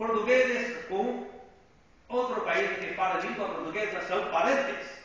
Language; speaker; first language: Portuguese; non-native, fluent; Chinese